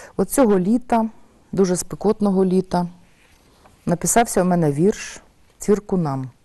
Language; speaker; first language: Ukrainian; native; Ukrainian